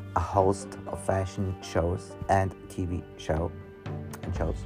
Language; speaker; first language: English; non-native, learner; German